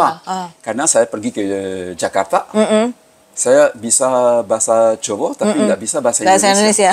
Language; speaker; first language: Indonesian; early bilingual, heritage; Javanese